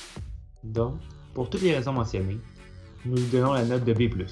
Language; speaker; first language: French; native; French